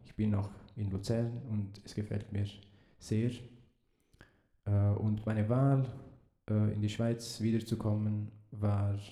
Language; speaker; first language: German; early bilingual, heritage; Italian